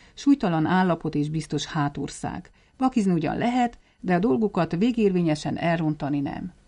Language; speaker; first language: Hungarian; native; Hungarian